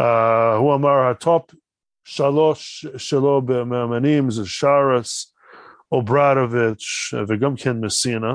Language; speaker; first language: Hebrew; non-native, fluent; English